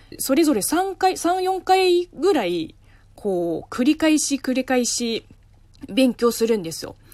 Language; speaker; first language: Japanese; non-native, fluent; Chinese